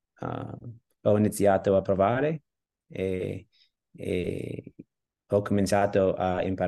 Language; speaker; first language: Italian; non-native, learner; English